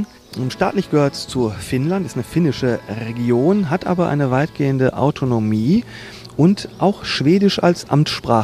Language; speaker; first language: German; native; German